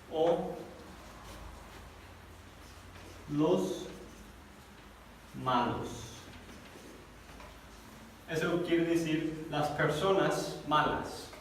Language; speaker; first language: Spanish; non-native, fluent; English